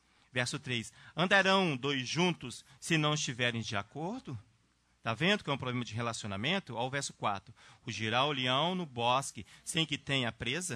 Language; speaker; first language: Portuguese; native; Portuguese